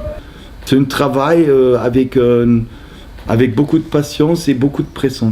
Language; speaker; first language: French; non-native, fluent; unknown